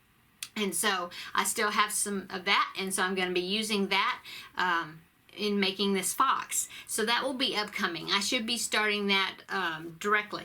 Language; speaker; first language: English; native; English